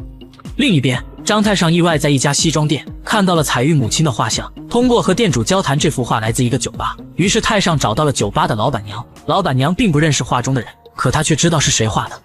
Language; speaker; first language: Chinese; native; Chinese